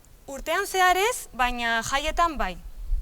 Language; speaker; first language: Basque; non-native, local second language; Spanish